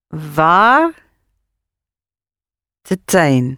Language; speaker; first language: Dutch; non-native, learner; English